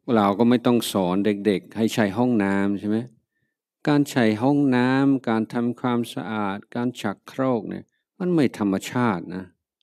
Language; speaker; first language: Thai; non-native, fluent; English